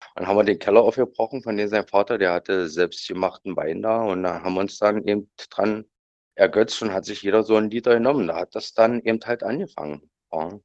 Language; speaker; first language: German; native; German